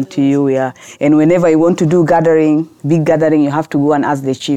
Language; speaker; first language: English; non-native, fluent; Arabic